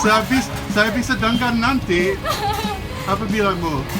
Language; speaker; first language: Indonesian; non-native, learner; English